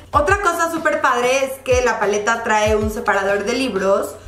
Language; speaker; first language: Spanish; native; Spanish